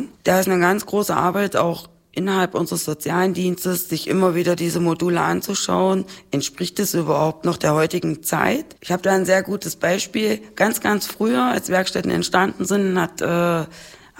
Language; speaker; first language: German; native; German